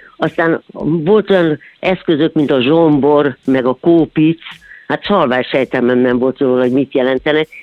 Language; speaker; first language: Hungarian; native; Hungarian